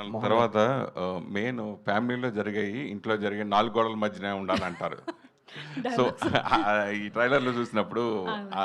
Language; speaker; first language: Telugu; native; Telugu